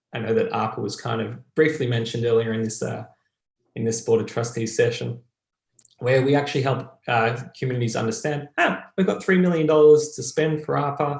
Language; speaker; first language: English; native; English